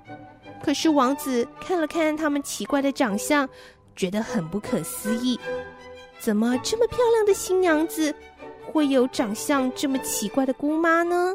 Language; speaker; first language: Chinese; native; Chinese